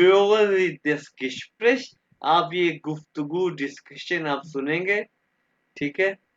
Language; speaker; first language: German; non-native, fluent; Urdu